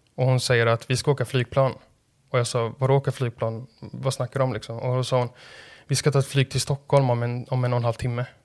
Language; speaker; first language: Swedish; native; Swedish